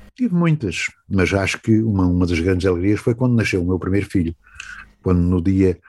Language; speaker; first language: Portuguese; native; Portuguese